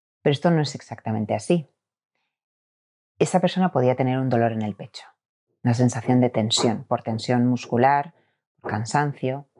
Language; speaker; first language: Spanish; native; Spanish